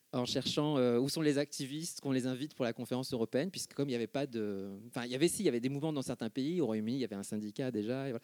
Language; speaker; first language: French; native; French